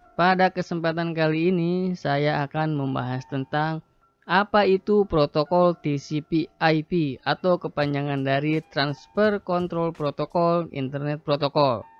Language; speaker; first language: Indonesian; native; Indonesian